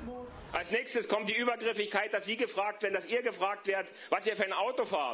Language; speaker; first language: German; native; German